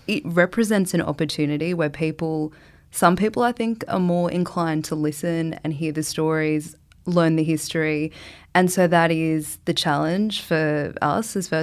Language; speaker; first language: English; native; English